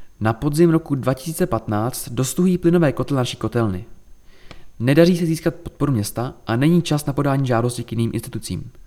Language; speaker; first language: Czech; native; Czech